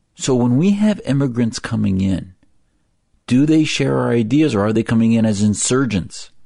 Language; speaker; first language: English; early bilingual, other home language; Arabic